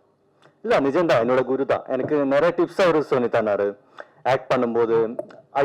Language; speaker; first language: Tamil; non-native, learner; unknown